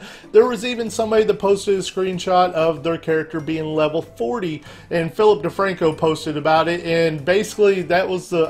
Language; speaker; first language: English; native; English